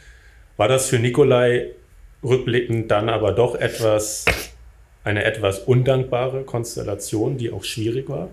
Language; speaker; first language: German; native; German